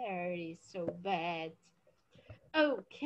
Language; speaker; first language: English; non-native, learner; Portuguese